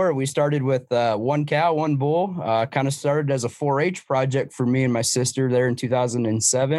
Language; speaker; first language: English; native; English